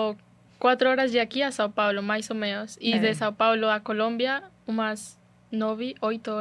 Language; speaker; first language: Portuguese; non-native, learner; Spanish